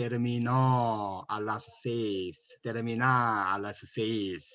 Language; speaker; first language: Spanish; non-native, learner; Korean